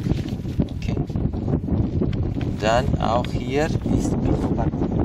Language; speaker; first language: German; non-native, learner; Spanish